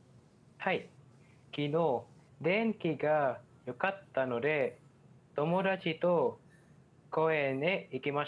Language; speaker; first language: Japanese; non-native, learner; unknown